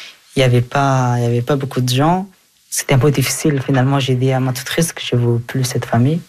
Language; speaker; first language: French; non-native, fluent; Persian